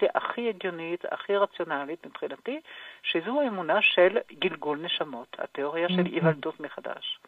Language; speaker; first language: Hebrew; non-native, fluent; French